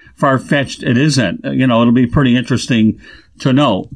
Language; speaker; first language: English; native; English